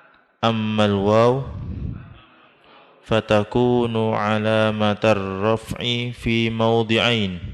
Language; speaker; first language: Arabic; non-native, fluent; Indonesian